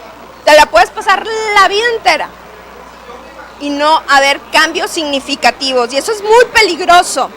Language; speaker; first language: Spanish; native; Spanish